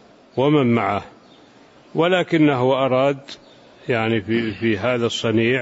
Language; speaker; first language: Arabic; native; Arabic